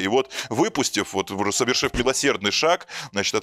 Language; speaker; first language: Russian; native; Russian